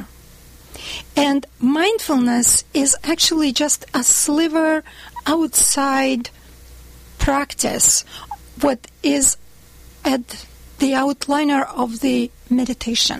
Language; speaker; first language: English; non-native, fluent; Russian